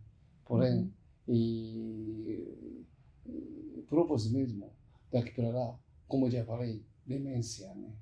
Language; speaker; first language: Portuguese; non-native, learner; Japanese